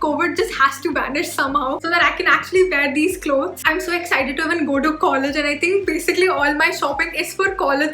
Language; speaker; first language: English; non-native, local second language; Hindi